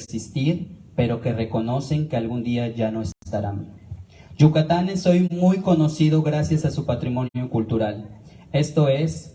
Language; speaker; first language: Spanish; native; Spanish